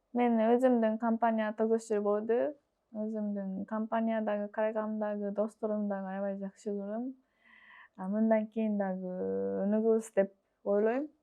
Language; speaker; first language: Kyrgyz; non-native, fluent; Japanese